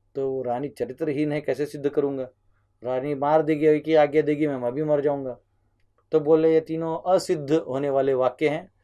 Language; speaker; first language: Hindi; native; Hindi